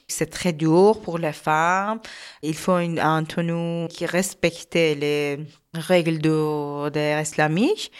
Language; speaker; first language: French; non-native, learner; Persian